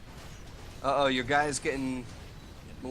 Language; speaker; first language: English; native; English